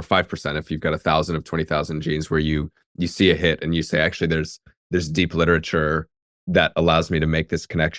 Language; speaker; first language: English; native; English